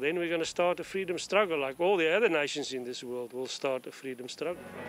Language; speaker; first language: English; non-native, fluent; Afrikaans